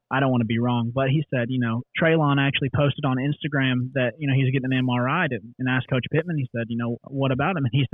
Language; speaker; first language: English; native; English